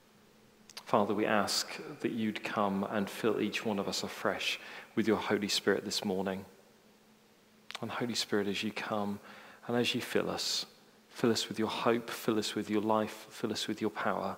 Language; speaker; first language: English; native; English